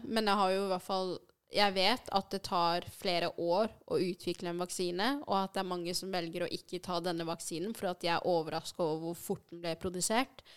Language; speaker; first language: Norwegian; early bilingual, other home language; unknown